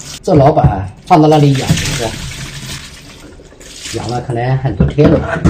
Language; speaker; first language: Chinese; native; Chinese